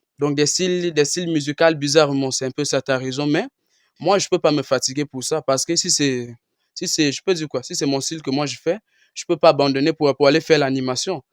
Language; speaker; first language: French; non-native, local second language; Lingala